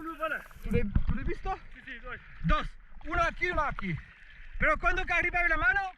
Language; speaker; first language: Spanish; non-native, learner; French